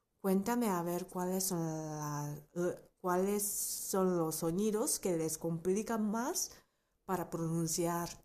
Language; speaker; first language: Spanish; non-native, fluent; Japanese